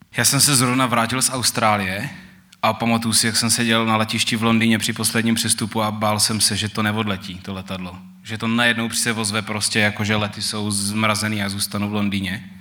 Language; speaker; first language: Czech; native; Czech